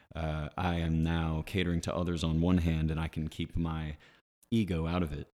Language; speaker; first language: English; native; English